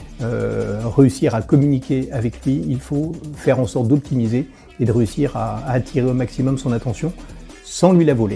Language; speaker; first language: French; native; French